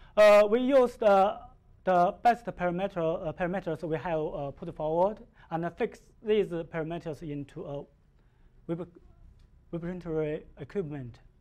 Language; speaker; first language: English; non-native, learner; Chinese